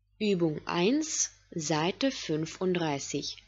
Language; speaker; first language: German; non-native, fluent; Russian